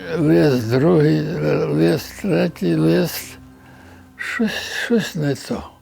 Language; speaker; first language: Ukrainian; native; Ukrainian